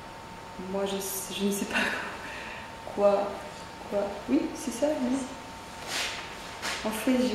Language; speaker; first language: French; non-native, fluent; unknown